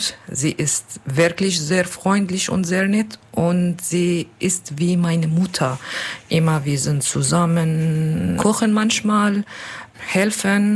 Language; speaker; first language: German; non-native, learner; Turkish